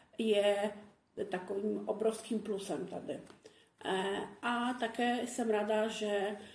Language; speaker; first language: Czech; non-native, fluent; Polish